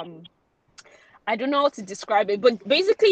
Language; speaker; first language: English; non-native, local second language; Yoruba